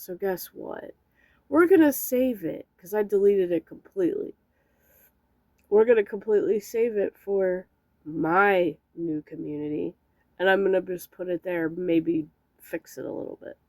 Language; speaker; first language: English; native; English